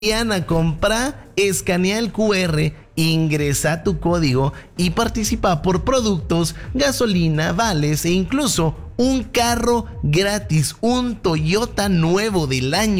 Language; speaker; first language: Spanish; native; Spanish